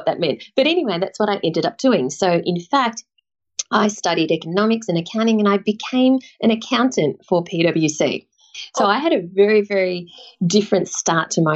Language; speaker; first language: English; native; English